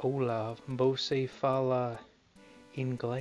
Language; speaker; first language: Portuguese; non-native, learner; English